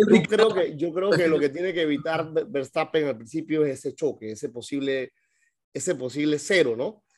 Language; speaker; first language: Spanish; native; Spanish